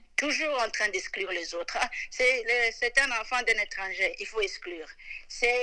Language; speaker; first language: French; non-native, local second language; Lingala